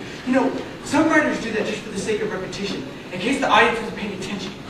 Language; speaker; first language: English; native; English